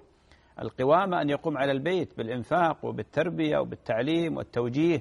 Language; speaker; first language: Arabic; native; Arabic